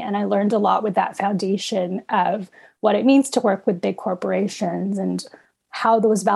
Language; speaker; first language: English; native; English